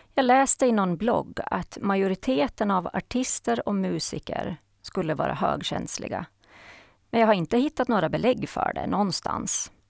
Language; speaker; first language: Swedish; native; Swedish